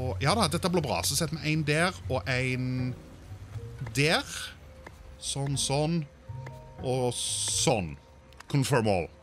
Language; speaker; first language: Norwegian; native; Norwegian